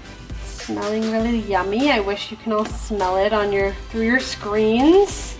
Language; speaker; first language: English; native; English